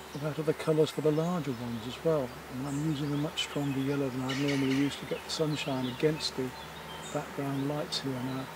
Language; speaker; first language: English; native; English